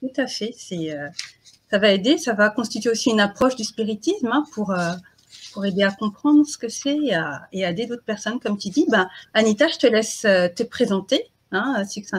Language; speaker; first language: French; native; French